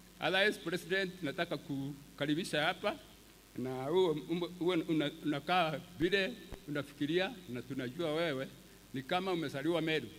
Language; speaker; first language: Swahili; non-native, local second language; Meru